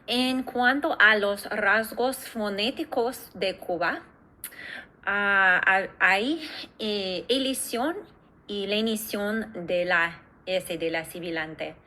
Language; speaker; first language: Spanish; non-native, fluent; English